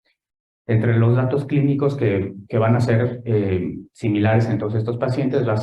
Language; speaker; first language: Spanish; native; Spanish